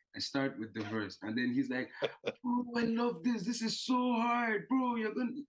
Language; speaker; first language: English; non-native, local second language; Yoruba